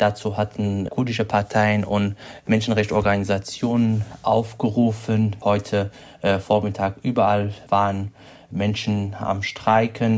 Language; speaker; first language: German; non-native, fluent; Kurdish